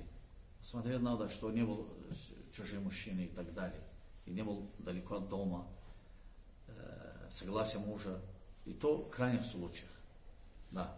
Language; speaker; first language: Russian; non-native, learner; Azerbaijani